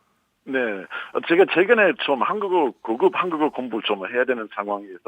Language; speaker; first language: Korean; non-native, fluent; English